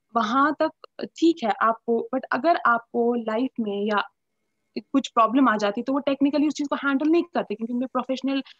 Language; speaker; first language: Hindi; native; Hindi